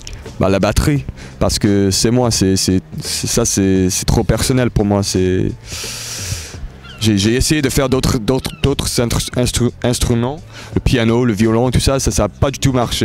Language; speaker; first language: French; early bilingual, heritage; English